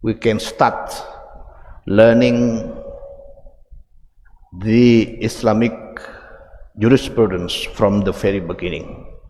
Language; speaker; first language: English; non-native, fluent; Indonesian